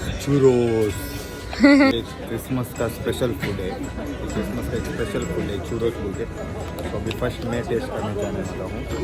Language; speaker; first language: Hindi; non-native, local second language; Kannada